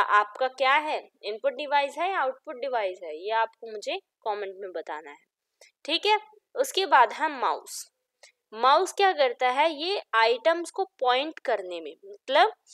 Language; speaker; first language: Hindi; native; Hindi